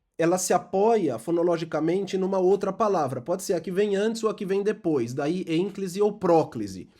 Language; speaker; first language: Portuguese; native; Portuguese